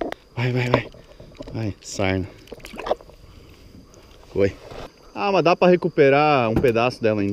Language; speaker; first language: Portuguese; native; Portuguese